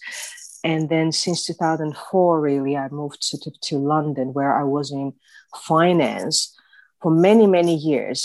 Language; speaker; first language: English; non-native, fluent; Russian